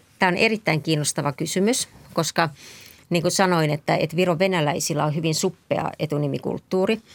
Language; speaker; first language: Finnish; native; Finnish